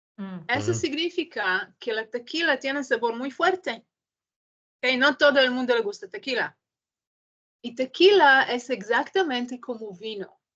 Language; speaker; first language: Spanish; non-native, learner; English